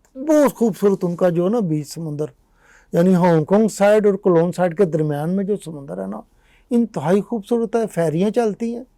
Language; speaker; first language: Urdu; non-native, local second language; Punjabi